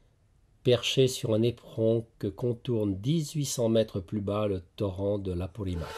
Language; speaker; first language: French; native; French